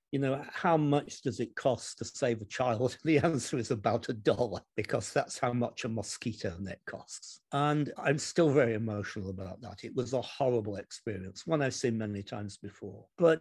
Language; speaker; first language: English; native; English